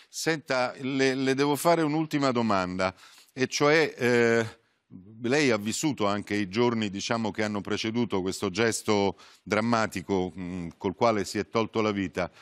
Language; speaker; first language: Italian; native; Italian